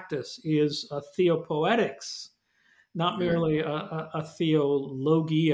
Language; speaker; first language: English; non-native, local second language; Malayalam